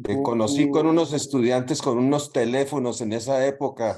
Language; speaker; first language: Spanish; native; Spanish